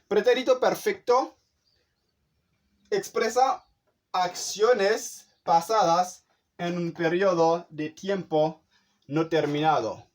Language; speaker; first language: Spanish; non-native, fluent; Haitian Creole